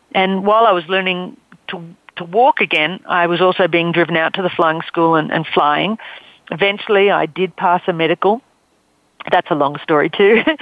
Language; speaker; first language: English; native; English